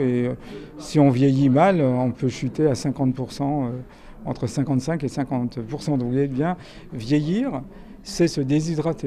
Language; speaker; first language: French; native; French